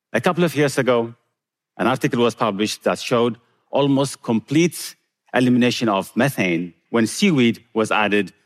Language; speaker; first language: English; non-native, fluent; Tigrinya